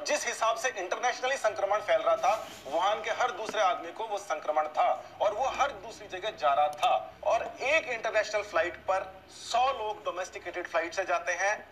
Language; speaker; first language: Hindi; native; Hindi